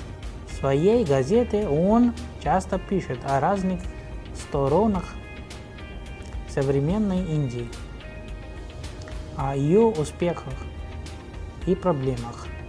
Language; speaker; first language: Russian; non-native, fluent; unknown